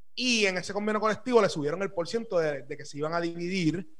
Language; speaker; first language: Spanish; native; Spanish